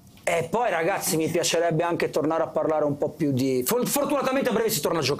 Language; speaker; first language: Italian; native; Italian